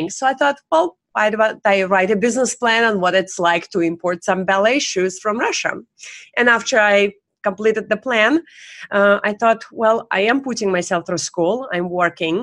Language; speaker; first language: English; non-native, fluent; Russian